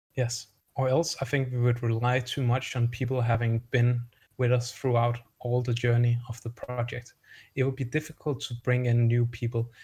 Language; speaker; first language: English; non-native, fluent; Danish